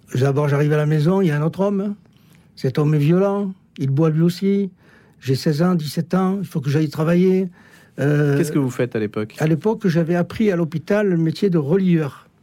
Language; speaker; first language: French; native; French